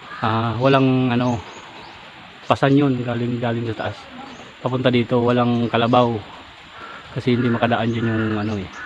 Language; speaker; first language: Filipino; non-native, local second language; Bikol